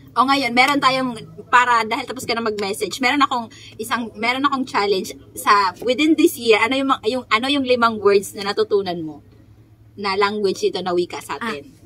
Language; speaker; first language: Filipino; native; Filipino